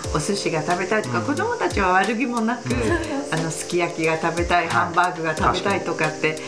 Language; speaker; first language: Japanese; native; Japanese